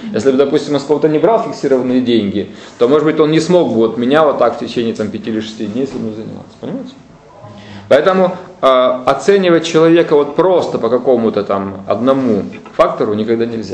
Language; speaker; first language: Russian; native; Russian